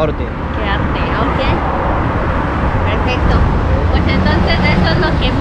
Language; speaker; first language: Spanish; native; Spanish